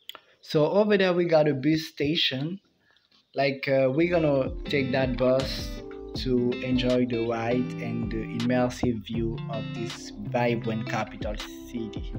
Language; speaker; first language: English; non-native, fluent; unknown